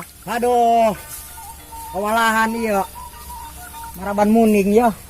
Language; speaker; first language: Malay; non-native, local second language; Sundanese